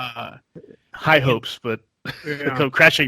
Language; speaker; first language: English; native; English